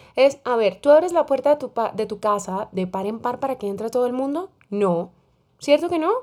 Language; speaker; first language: Spanish; native; Spanish